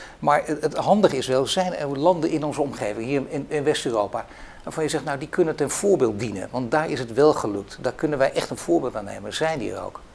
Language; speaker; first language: Dutch; native; Dutch